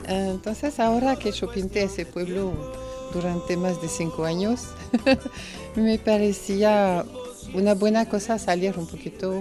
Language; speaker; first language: Spanish; non-native, fluent; French